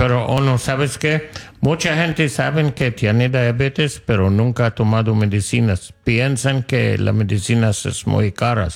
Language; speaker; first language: Spanish; non-native, fluent; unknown